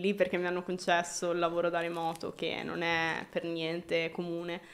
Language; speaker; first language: Italian; native; Italian